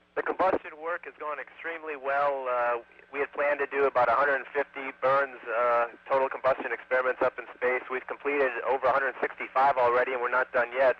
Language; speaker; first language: English; native; English